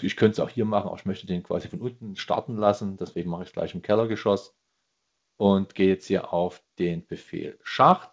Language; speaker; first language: German; native; German